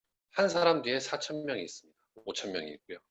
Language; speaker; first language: Korean; native; Korean